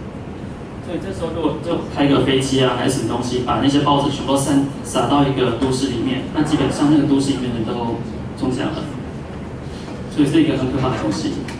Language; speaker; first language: Chinese; native; Chinese